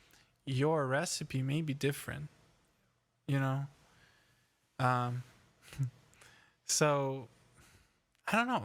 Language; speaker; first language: English; non-native, fluent; Ukrainian